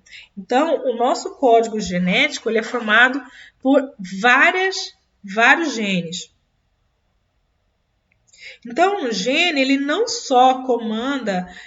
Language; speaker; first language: Portuguese; native; Portuguese